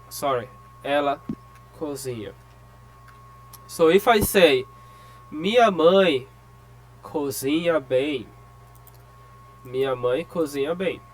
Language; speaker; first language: Portuguese; non-native, fluent; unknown